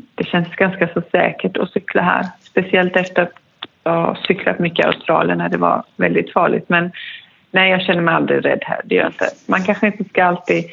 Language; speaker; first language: Swedish; native; Swedish